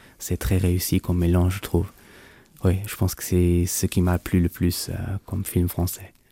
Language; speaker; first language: French; non-native, local second language; Luxembourgish